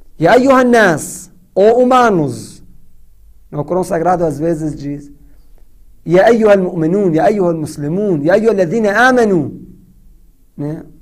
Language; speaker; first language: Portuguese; non-native, fluent; Persian